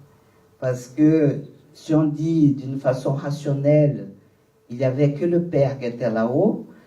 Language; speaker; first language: French; non-native, fluent; Portuguese